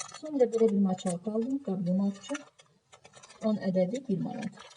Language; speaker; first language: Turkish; non-native, learner; Azerbaijani